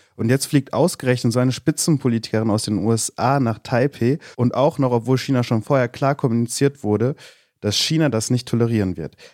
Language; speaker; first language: German; native; German